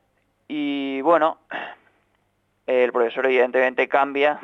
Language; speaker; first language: Spanish; native; Spanish